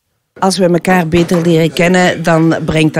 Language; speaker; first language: Dutch; native; Dutch